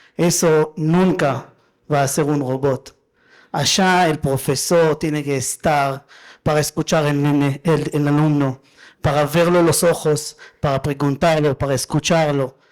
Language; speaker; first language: Spanish; non-native, fluent; Hebrew